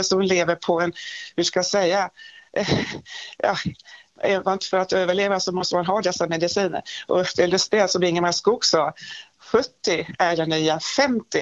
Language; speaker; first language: Swedish; native; Swedish